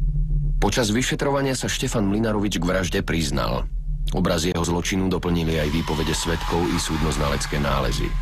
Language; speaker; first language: Slovak; native; Slovak